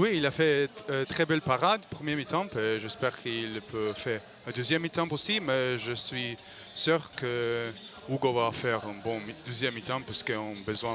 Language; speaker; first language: French; non-native, learner; Croatian